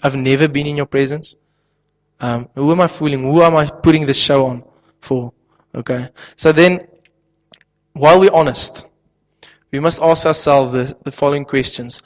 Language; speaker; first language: English; non-native, local second language; Afrikaans